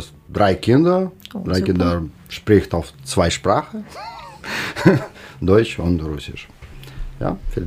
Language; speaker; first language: German; non-native, learner; Russian